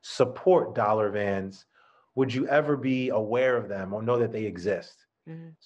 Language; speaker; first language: English; native; English